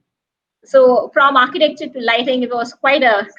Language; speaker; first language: English; non-native, local second language; Hindi